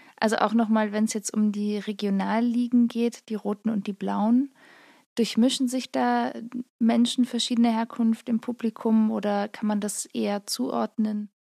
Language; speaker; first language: German; native; German